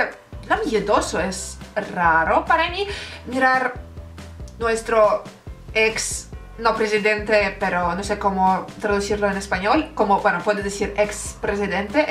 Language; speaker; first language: Spanish; non-native, learner; Russian